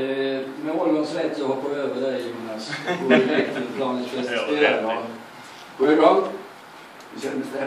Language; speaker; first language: Swedish; native; Swedish